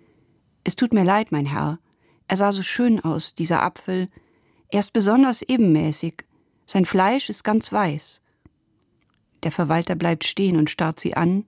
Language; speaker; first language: German; native; German